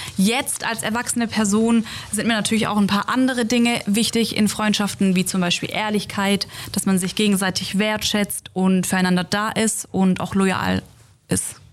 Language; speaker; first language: German; native; German